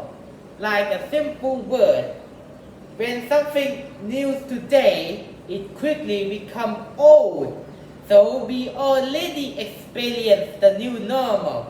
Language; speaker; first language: English; non-native, learner; Thai